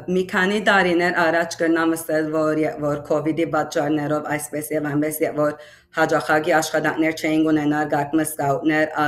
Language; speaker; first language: Armenian; early bilingual, heritage; Armenian